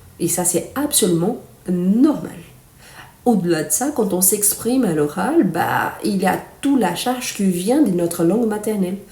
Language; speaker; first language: French; non-native, fluent; Portuguese